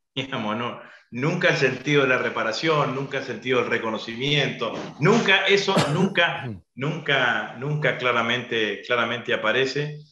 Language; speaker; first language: Spanish; native; Spanish